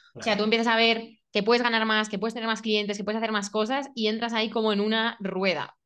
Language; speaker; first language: Spanish; native; Spanish